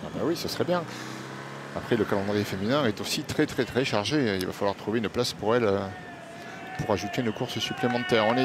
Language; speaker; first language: French; native; French